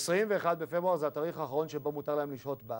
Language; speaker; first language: Hebrew; native; Hebrew